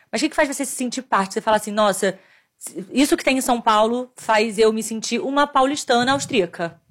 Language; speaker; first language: Portuguese; native; Portuguese